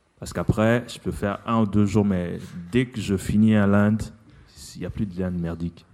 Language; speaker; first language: French; non-native, local second language; Lingala